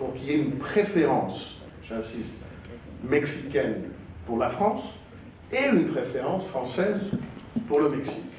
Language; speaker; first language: French; non-native, fluent; Spanish